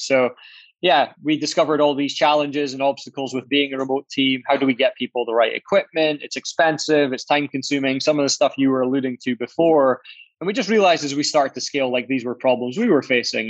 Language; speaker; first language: English; native; English